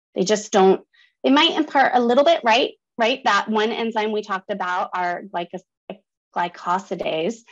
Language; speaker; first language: English; native; English